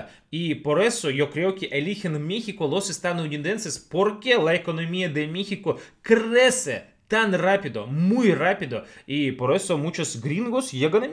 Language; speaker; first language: Spanish; non-native, fluent; Russian